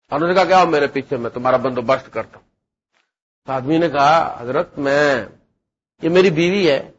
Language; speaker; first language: Urdu; non-native, local second language; Punjabi